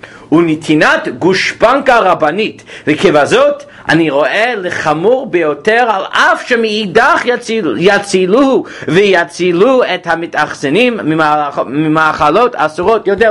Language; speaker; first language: Hebrew; non-native, fluent; English